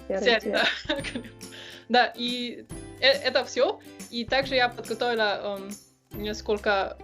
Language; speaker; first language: Russian; non-native, learner; Slovenian